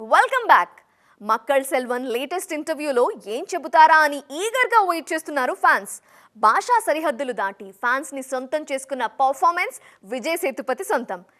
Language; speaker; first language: Telugu; native; Telugu